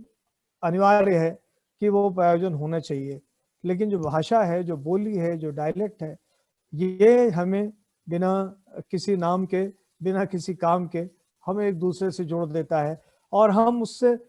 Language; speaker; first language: Hindi; native; Hindi